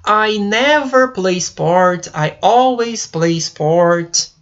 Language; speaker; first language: English; non-native, fluent; Portuguese